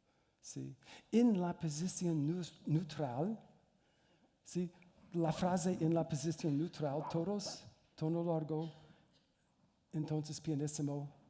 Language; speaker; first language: Spanish; non-native, learner; English